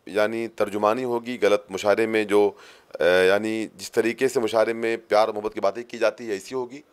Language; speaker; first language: Hindi; native; Hindi